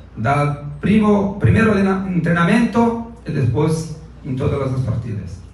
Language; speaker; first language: Spanish; non-native, learner; Portuguese